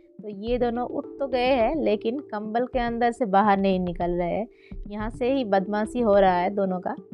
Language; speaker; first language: Hindi; non-native, local second language; Bangla